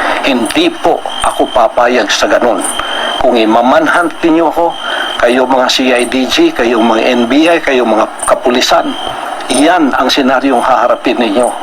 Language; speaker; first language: Filipino; non-native, local second language; Cebuano